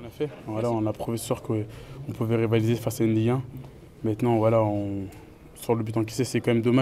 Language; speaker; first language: French; native; French